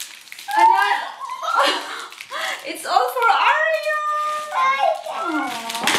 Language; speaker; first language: English; non-native, learner; Filipino